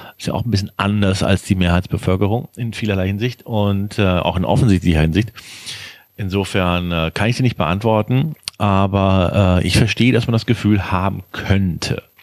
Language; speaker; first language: German; native; German